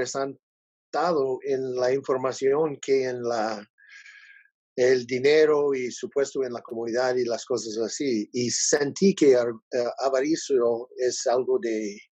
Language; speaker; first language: Spanish; non-native, learner; English